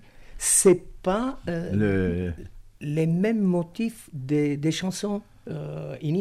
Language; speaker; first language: French; non-native, fluent; Italian